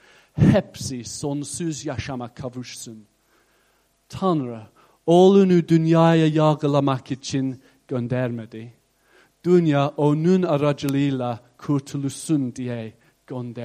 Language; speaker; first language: Turkish; non-native, fluent; English